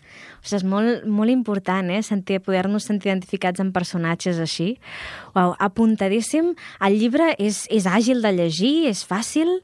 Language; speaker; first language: Catalan; native; Catalan